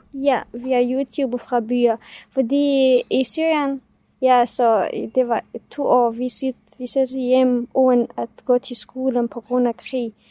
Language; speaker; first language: Danish; non-native, fluent; Kurdish